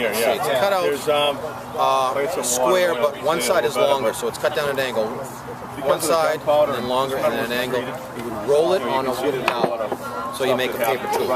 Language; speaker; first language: English; native; English